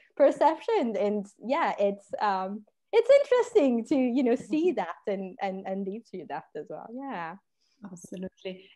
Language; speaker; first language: English; non-native, fluent; French